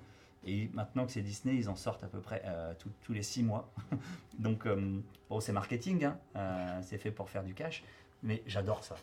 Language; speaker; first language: French; native; French